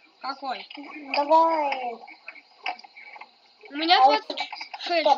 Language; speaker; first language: Russian; native; Russian